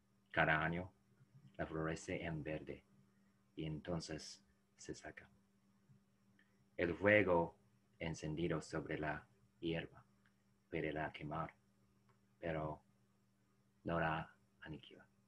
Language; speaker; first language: Spanish; non-native, learner; Japanese